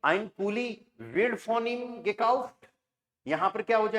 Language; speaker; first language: German; non-native, fluent; Hindi